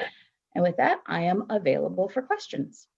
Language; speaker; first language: English; native; English